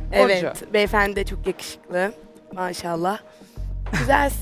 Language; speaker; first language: Turkish; native; Turkish